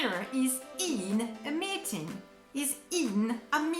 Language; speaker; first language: English; non-native, fluent; French